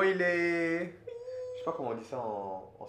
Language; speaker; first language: French; native; French